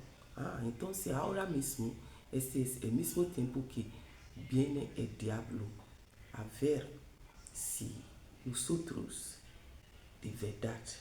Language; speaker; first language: Spanish; non-native, fluent; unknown